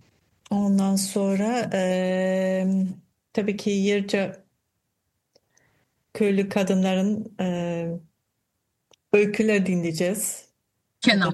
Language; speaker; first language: Turkish; non-native, fluent; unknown